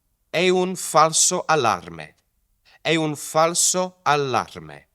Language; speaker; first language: Italian; non-native, learner; English